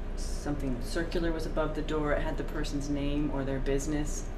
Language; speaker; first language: English; native; English